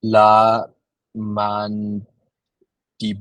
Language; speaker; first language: Spanish; non-native, learner; English